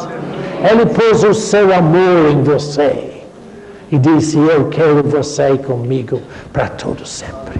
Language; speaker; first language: Portuguese; non-native, fluent; English